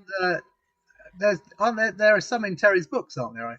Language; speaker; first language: English; native; English